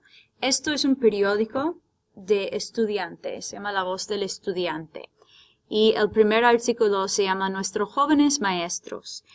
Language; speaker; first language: Spanish; non-native, fluent; English